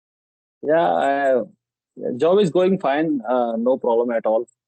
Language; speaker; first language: English; non-native, local second language; Hindi